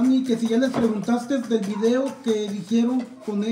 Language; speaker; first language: Spanish; native; Spanish